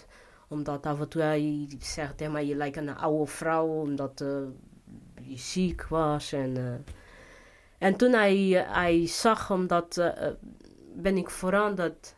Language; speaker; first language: Dutch; non-native, fluent; Portuguese